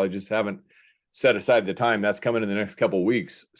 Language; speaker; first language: English; native; English